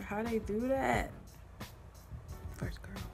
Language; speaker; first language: English; native; English